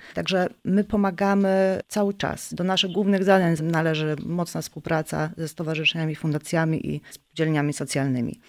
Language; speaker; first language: Polish; native; Polish